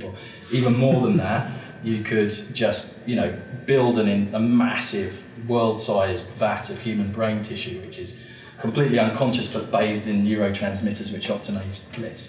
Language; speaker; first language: English; native; English